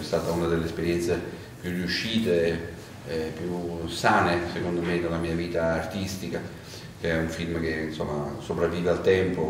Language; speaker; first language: Italian; native; Italian